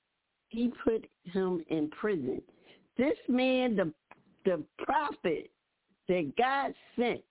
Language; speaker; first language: English; native; English